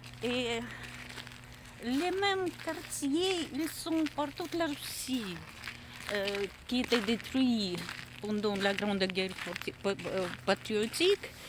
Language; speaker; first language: French; non-native, learner; Russian